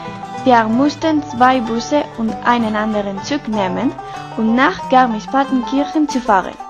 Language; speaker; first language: German; non-native, learner; Spanish